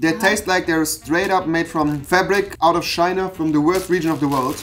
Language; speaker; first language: English; non-native, fluent; German